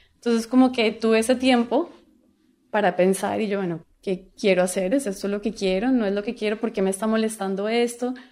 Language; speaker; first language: Spanish; native; Spanish